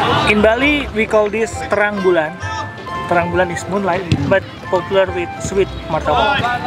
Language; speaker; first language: English; non-native, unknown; Indonesian